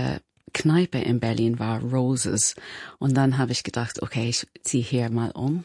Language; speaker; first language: German; non-native, learner; English